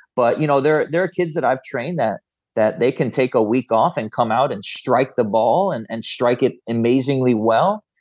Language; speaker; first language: English; native; English